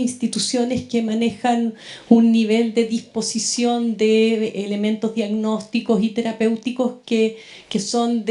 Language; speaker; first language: Spanish; native; Spanish